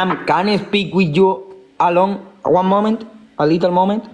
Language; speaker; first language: English; non-native, learner; Spanish